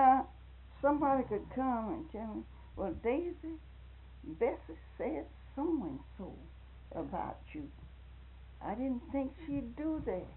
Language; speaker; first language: English; native; English